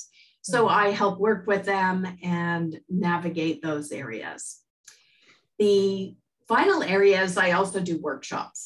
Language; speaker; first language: English; native; English